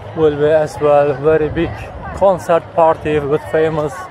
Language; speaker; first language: English; non-native, learner; Turkish